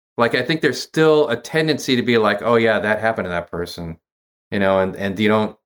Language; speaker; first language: English; native; English